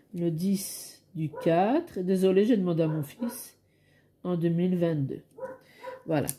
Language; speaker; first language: French; native; French